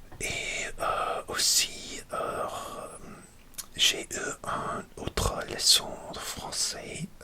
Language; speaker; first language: French; non-native, learner; English